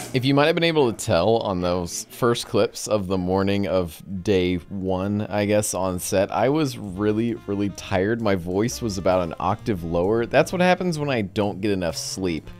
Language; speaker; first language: English; native; English